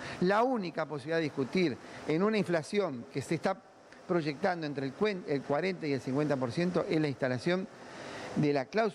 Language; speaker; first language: Spanish; native; Spanish